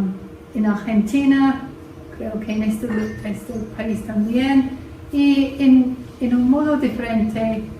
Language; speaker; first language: Spanish; non-native, fluent; English